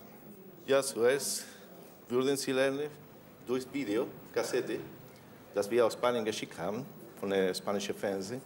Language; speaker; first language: German; non-native, fluent; Spanish